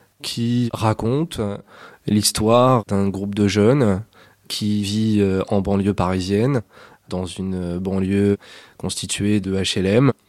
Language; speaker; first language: French; native; French